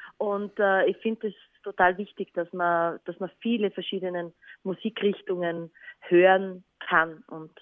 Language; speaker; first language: German; native; German